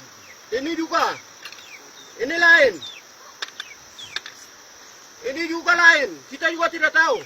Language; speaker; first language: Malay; non-native, local second language; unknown